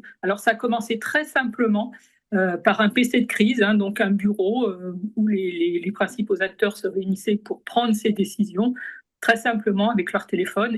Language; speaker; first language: French; native; French